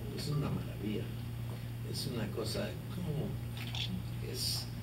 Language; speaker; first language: Spanish; early bilingual, heritage; Spanish